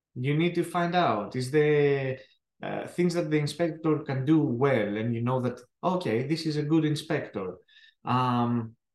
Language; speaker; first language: English; non-native, fluent; Greek